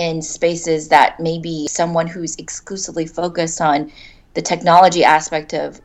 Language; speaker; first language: English; native; English